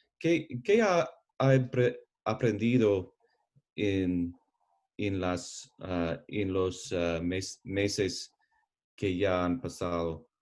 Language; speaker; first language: Spanish; non-native, learner; English